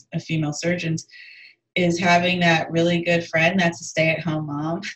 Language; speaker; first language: English; native; English